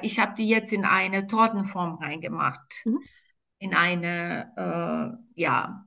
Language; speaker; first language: German; non-native, fluent; Croatian